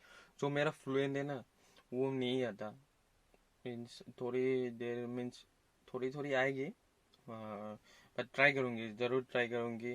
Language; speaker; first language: Hindi; non-native, local second language; Assamese